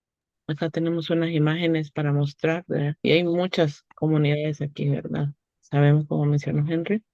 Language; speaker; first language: Spanish; native; Spanish